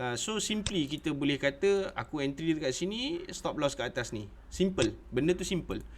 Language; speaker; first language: Malay; native; Malay